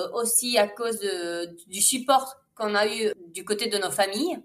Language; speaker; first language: French; non-native, fluent; Spanish